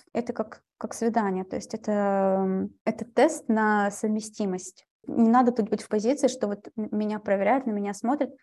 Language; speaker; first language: Russian; early bilingual, heritage; Russian